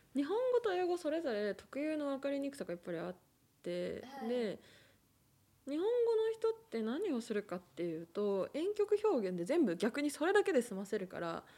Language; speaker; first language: Japanese; native; Japanese